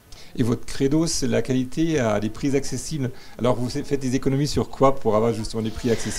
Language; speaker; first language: French; native; French